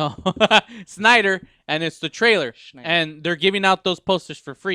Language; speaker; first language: English; native; English